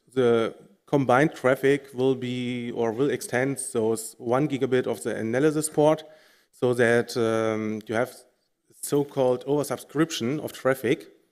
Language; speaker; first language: English; non-native, fluent; German